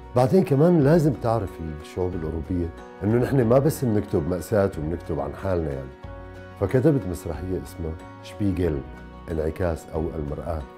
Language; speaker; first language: Arabic; native; Arabic